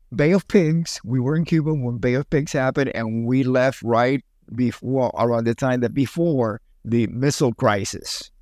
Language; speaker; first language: English; early bilingual, other home language; Spanish